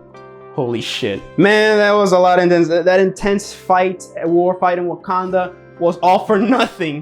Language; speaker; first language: English; native; English